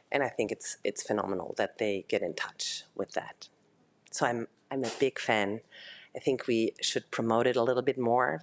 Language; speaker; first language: English; non-native, fluent; German